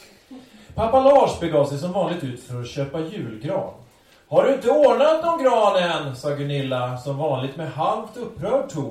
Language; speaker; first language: Swedish; native; Swedish